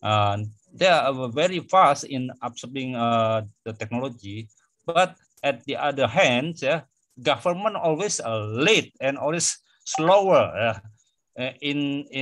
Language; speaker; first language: English; non-native, fluent; Indonesian